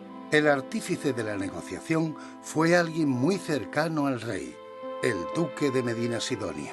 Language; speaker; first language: Spanish; native; Spanish